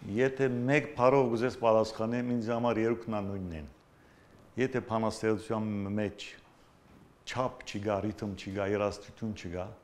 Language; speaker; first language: Armenian; native; Armenian